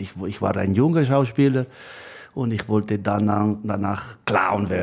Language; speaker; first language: German; non-native, fluent; Spanish